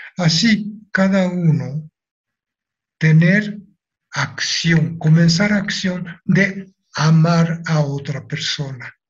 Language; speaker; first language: Spanish; non-native, fluent; Japanese